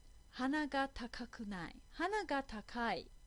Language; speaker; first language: Japanese; non-native, fluent; English